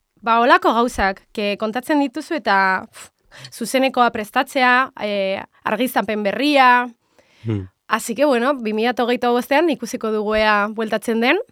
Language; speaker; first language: Basque; non-native, local second language; Spanish